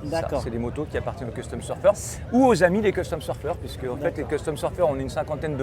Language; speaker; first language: French; native; French